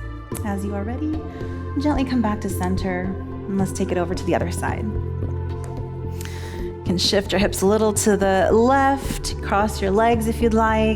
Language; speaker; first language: English; native; English